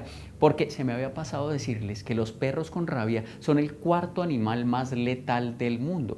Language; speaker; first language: Spanish; native; Spanish